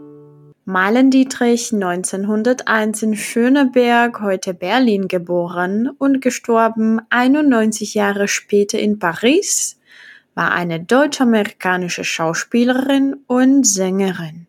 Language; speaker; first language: German; non-native, fluent; Czech